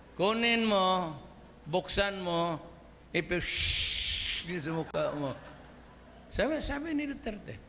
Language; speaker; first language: Filipino; non-native, local second language; Cebuano